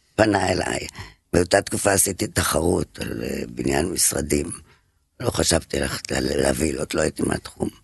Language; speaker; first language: Hebrew; non-native, fluent; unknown